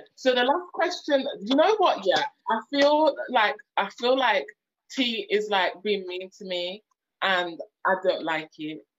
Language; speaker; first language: English; native; English